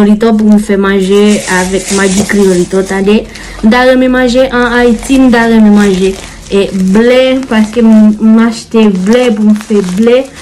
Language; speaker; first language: Haitian Creole; non-native, learner; Spanish